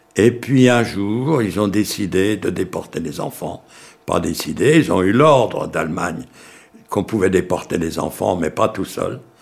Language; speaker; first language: French; early bilingual, other home language; Yiddish